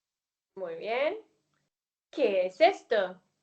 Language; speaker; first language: Spanish; non-native, fluent; Welsh